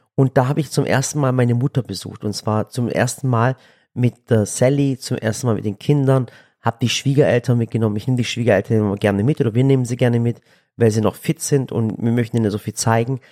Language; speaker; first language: German; early bilingual, other home language; Turkish